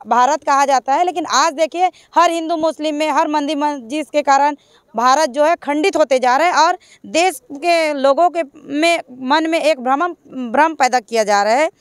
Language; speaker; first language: Hindi; native; Hindi